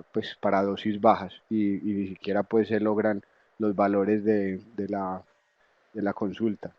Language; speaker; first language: Spanish; native; Spanish